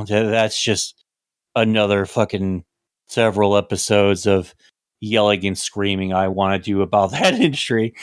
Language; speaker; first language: English; native; English